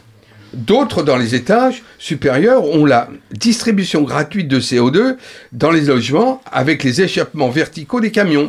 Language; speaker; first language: French; native; French